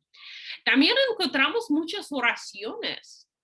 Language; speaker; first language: Spanish; non-native, fluent; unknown